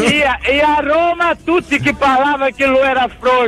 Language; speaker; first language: Italian; non-native, fluent; Portuguese